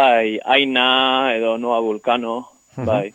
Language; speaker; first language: Basque; non-native, local second language; Spanish